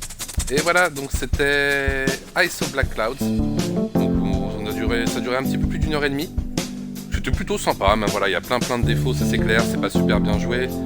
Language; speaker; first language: French; native; French